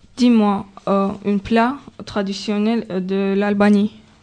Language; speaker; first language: French; non-native, learner; Azerbaijani